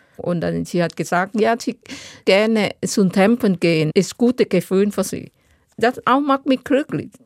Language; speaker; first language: German; non-native, learner; Thai